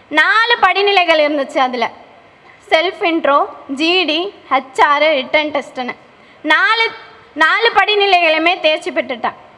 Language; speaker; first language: Tamil; native; Tamil